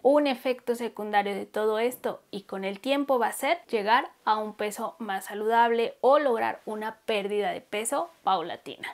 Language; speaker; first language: Spanish; native; Spanish